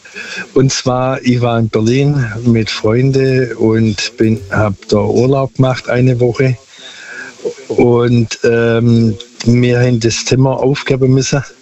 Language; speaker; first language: German; non-native, local second language; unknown